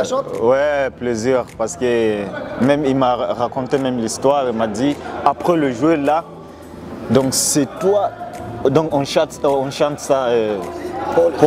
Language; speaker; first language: French; non-native, local second language; Rundi